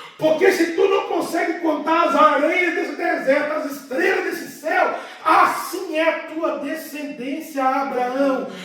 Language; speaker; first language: Portuguese; native; Portuguese